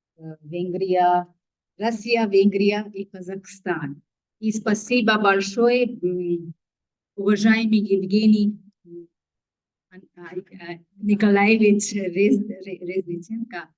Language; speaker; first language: Russian; non-native, fluent; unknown